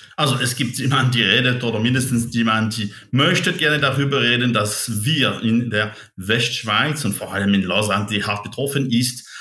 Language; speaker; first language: German; non-native, local second language; French